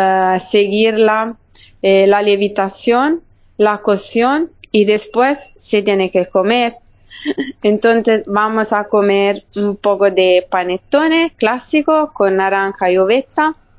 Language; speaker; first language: Spanish; non-native, fluent; Italian